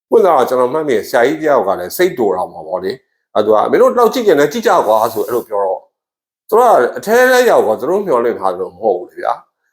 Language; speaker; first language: Burmese; native; Burmese